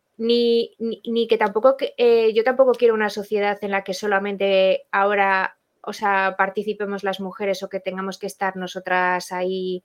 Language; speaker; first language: Spanish; non-native, learner; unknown